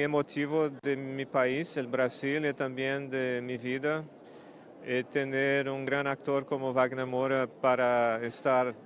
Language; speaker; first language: Spanish; non-native, fluent; Portuguese